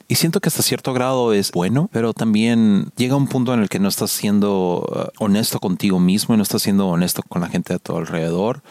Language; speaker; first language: Spanish; native; Spanish